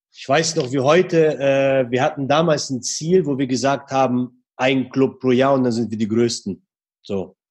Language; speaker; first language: German; early bilingual, other home language; Russian